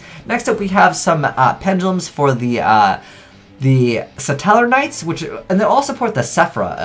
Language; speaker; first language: English; native; English